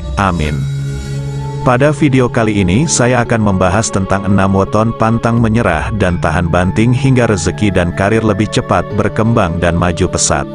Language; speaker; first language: Indonesian; non-native, local second language; Javanese